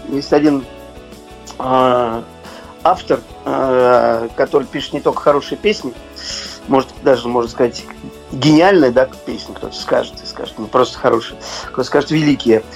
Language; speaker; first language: Russian; native; Russian